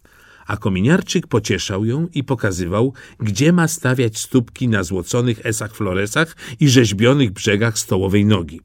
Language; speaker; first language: Polish; native; Polish